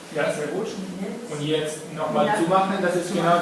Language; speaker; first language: German; non-native, fluent; Spanish